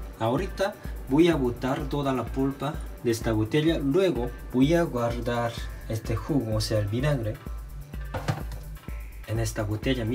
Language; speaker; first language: Spanish; non-native, fluent; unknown